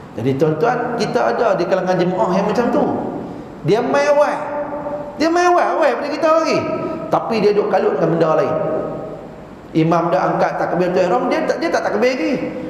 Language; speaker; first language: Malay; native; Malay